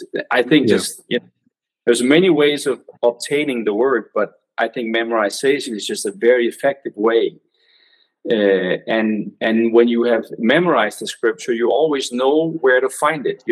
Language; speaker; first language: English; non-native, fluent; Danish